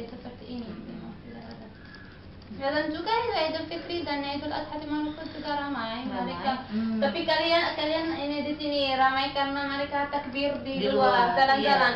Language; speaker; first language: Indonesian; non-native, learner; Arabic